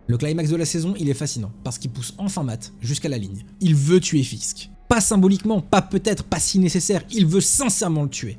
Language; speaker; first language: French; native; French